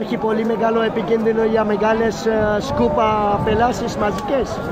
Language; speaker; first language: Greek; non-native, learner; Urdu